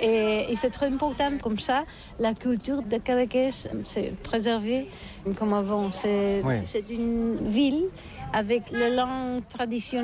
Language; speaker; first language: French; non-native, learner; Catalan